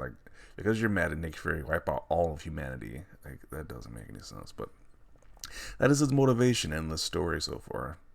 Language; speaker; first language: English; native; English